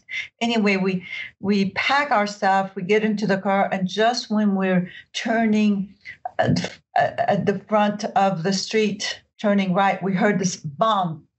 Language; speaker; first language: English; early bilingual, other home language; Arabic